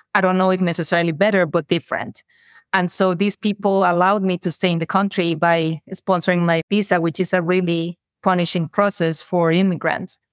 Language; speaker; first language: English; non-native, fluent; Spanish